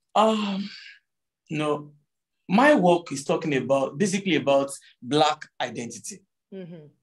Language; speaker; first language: English; non-native, local second language; Yoruba